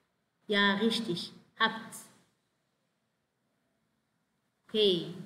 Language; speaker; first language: German; non-native, fluent; Arabic